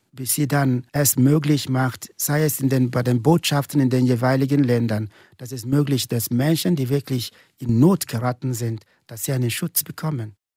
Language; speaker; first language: German; non-native, fluent; Igbo